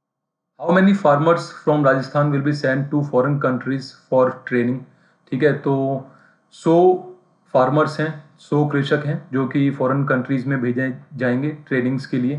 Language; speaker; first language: Hindi; native; Hindi